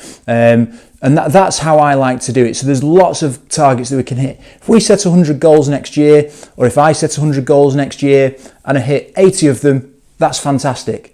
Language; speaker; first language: English; native; English